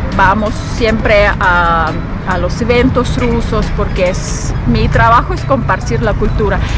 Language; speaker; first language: Spanish; non-native, fluent; Russian